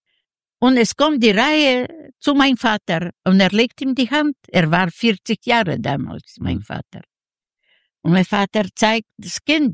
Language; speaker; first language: German; non-native, learner; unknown